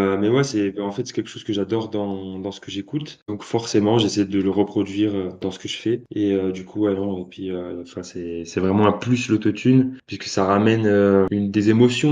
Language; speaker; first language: French; native; French